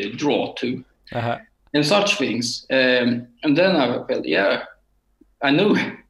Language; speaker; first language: English; non-native, learner; Swedish